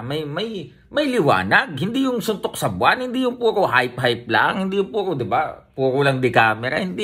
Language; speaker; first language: Filipino; native; Filipino